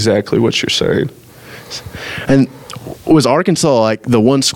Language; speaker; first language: English; native; English